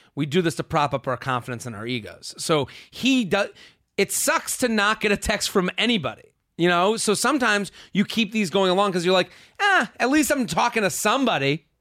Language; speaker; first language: English; native; English